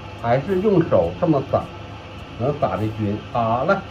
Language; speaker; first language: Chinese; native; Chinese